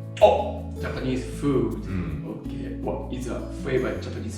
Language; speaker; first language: English; non-native, learner; Japanese